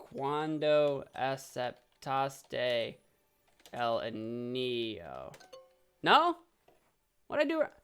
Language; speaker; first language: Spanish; non-native, learner; English